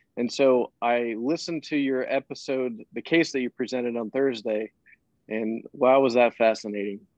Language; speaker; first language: English; native; English